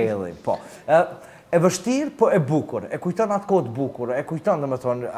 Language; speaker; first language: Albanian; native; Albanian